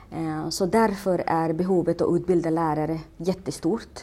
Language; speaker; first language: Swedish; non-native, fluent; Somali